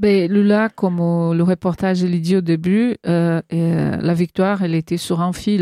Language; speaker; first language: French; non-native, fluent; Portuguese